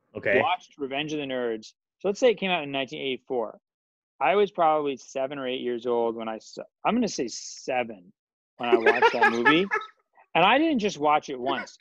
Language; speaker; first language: English; native; English